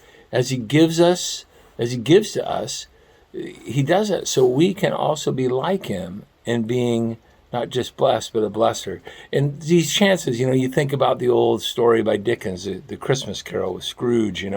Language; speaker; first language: English; native; English